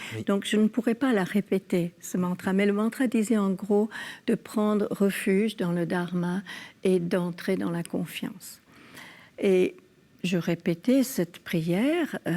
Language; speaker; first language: French; early bilingual, other home language; English